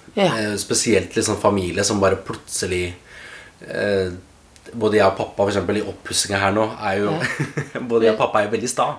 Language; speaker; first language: Norwegian; native; Norwegian